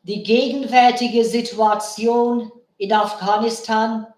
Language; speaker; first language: German; non-native, learner; Bangla